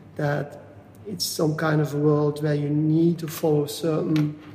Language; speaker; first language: English; non-native, fluent; Dutch